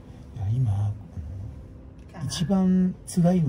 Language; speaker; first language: Japanese; native; Japanese